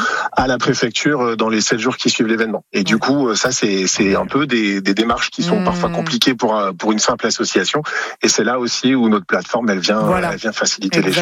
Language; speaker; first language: French; native; French